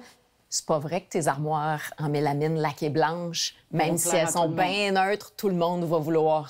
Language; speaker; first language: French; native; French